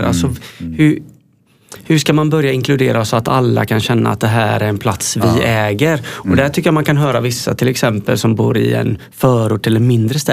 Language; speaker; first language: Swedish; native; Swedish